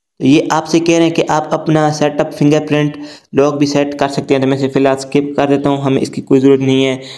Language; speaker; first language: Urdu; native; Urdu